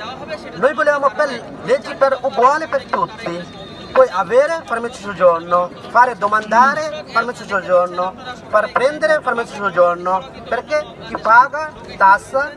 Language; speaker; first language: Italian; non-native, learner; Bangla